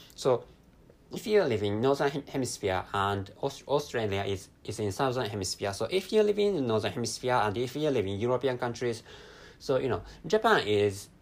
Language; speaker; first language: English; non-native, fluent; Japanese